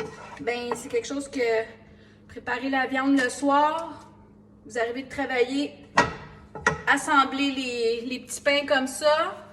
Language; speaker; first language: French; native; French